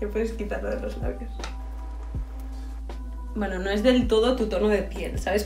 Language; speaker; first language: Spanish; native; Spanish